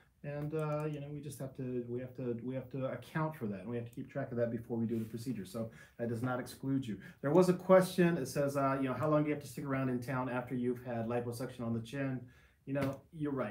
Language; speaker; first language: English; native; English